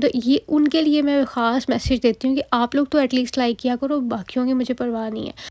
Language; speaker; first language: Urdu; native; Urdu